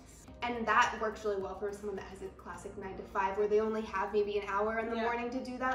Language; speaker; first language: English; native; English